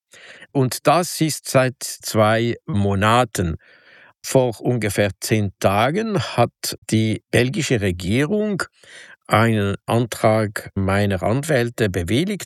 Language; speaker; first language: German; non-native, local second language; French